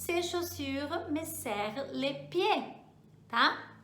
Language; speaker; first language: French; non-native, fluent; Portuguese